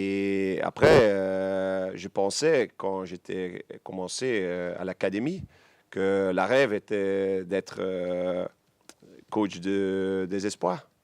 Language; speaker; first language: French; non-native, local second language; Dutch